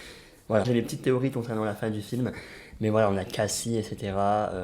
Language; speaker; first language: French; native; French